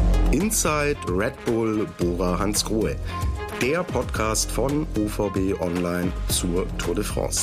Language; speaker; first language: German; native; German